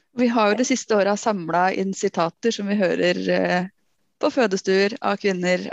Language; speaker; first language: Norwegian; native; Norwegian